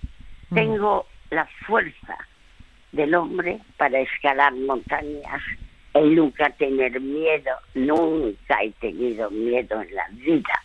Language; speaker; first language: Spanish; early bilingual, other home language; French